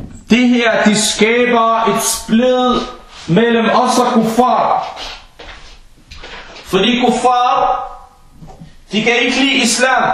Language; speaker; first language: Danish; early bilingual, other home language; Arabic